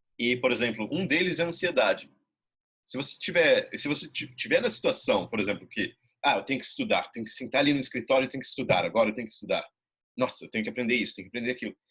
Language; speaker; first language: Portuguese; native; Portuguese